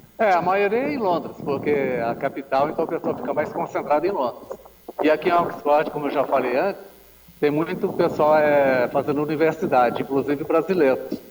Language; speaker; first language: Portuguese; native; Portuguese